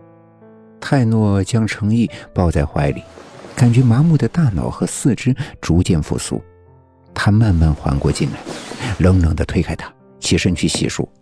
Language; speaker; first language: Chinese; native; Chinese